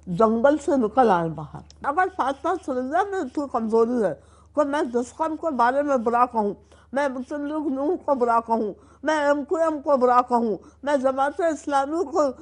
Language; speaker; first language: Urdu; native; Urdu